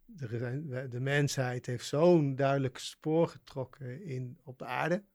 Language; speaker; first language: Dutch; native; Dutch